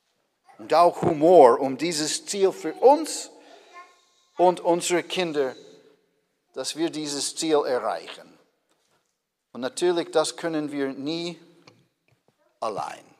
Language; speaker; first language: German; non-native, fluent; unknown